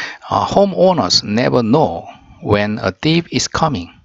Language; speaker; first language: English; non-native, fluent; Korean